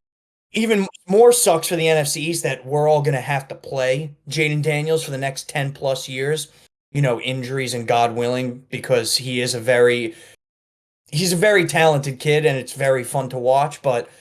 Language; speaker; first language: English; native; English